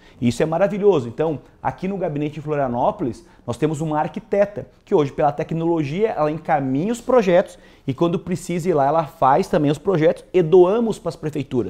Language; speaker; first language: Portuguese; native; Portuguese